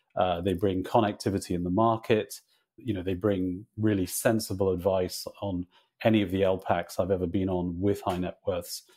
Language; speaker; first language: English; native; English